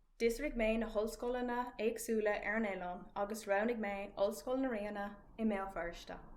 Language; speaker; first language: Irish; non-native, local second language; English